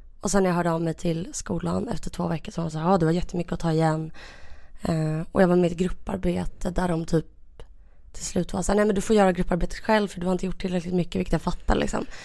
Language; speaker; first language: Swedish; early bilingual, other home language; Russian